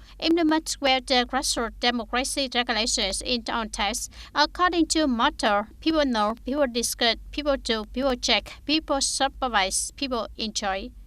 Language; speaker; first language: English; non-native, fluent; Vietnamese